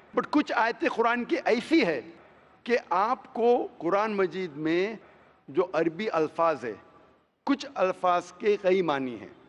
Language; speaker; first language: Hindi; non-native, local second language; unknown